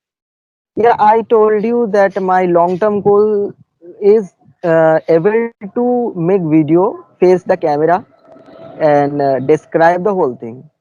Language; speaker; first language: English; non-native, fluent; Bangla